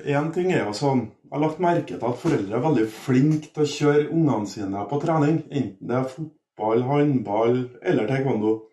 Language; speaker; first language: Norwegian; native; Norwegian